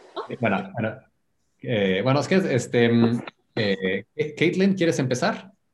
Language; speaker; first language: Spanish; native; Spanish